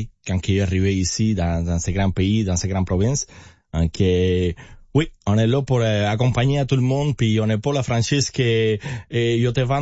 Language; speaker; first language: French; non-native, fluent; Spanish